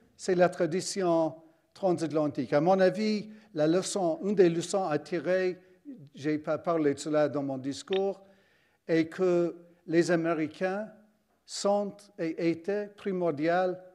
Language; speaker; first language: French; non-native, fluent; English